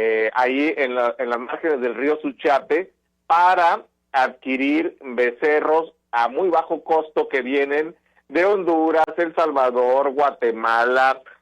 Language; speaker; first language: Spanish; native; Spanish